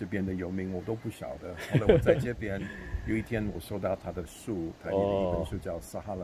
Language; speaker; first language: Chinese; non-native, fluent; English